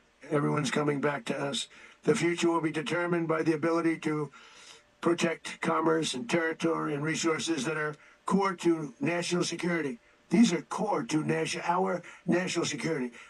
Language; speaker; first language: English; native; English